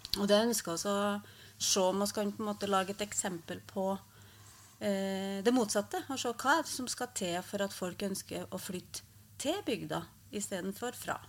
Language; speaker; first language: Norwegian; native; Norwegian